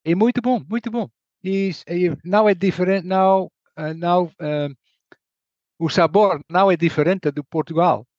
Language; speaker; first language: Portuguese; non-native, learner; Dutch